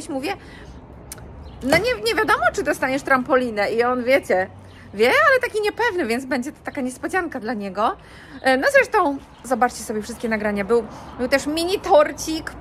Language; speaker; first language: Polish; native; Polish